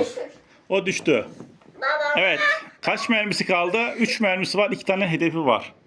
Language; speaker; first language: Turkish; native; Turkish